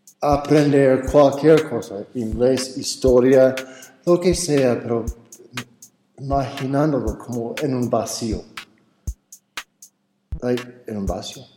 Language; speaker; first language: Spanish; non-native, fluent; English